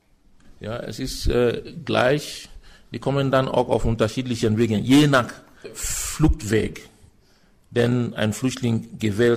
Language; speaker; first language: German; non-native, fluent; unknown